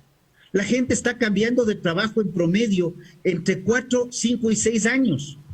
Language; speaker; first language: Spanish; native; Spanish